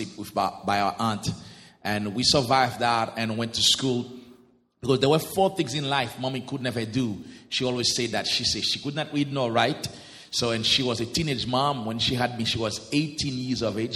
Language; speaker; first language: English; non-native, fluent; Haitian Creole